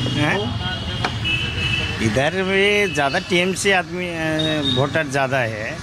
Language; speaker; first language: Hindi; non-native, local second language; Bangla